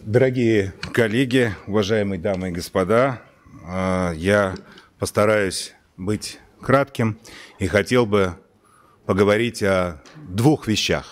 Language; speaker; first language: Russian; native; Russian